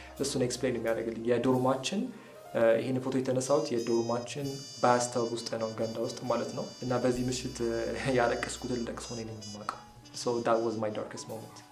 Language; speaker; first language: Amharic; native; Amharic